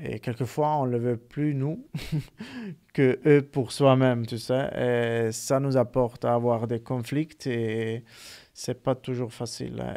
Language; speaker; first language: French; non-native, fluent; Italian